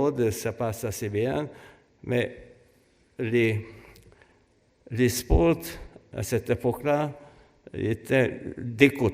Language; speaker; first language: French; non-native, fluent; Hungarian